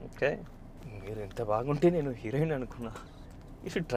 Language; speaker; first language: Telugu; non-native, learner; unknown